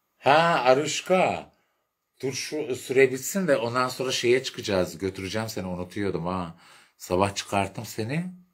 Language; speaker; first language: Turkish; non-native, local second language; Arabic